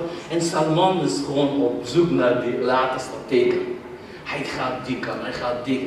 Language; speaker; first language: Dutch; non-native, fluent; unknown